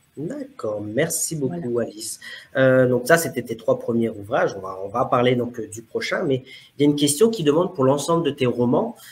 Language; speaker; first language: French; native; French